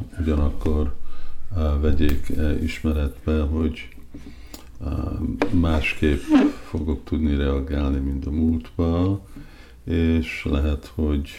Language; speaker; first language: Hungarian; early bilingual, heritage; Hungarian